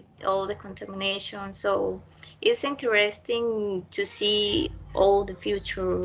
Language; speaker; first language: English; non-native, learner; Spanish